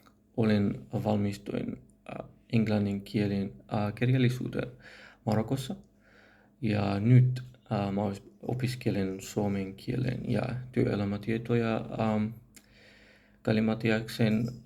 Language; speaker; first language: Finnish; non-native, learner; Arabic